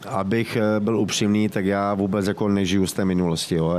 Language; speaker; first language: Czech; native; Czech